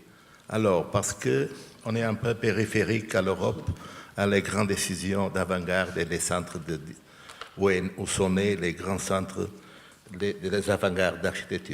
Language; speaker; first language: French; non-native, fluent; Portuguese